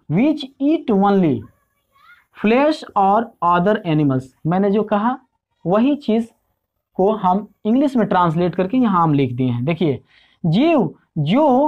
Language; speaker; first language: Hindi; native; Hindi